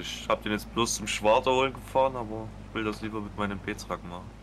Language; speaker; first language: German; native; German